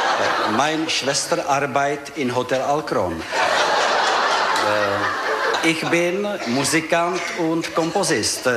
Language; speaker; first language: German; non-native, learner; Czech